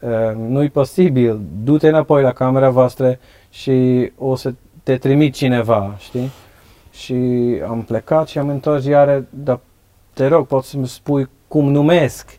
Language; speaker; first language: Romanian; non-native, learner; Dutch